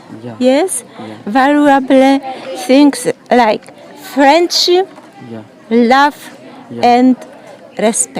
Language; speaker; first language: English; non-native, learner; Polish